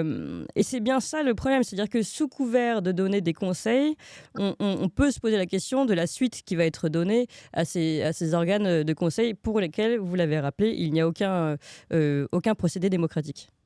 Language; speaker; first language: French; native; French